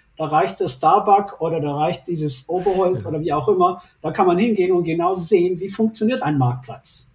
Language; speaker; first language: German; early bilingual, other home language; Turkish